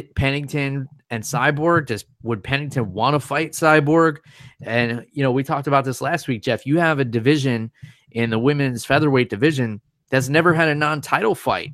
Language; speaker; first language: English; native; English